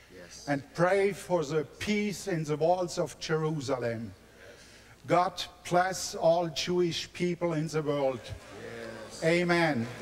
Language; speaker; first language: English; non-native, learner; German